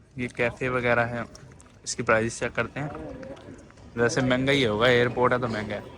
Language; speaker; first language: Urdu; non-native, local second language; Punjabi